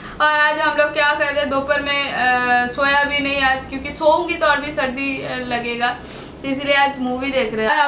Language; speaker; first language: Hindi; non-native, local second language; Bangla